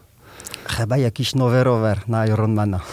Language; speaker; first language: Polish; non-native, learner; French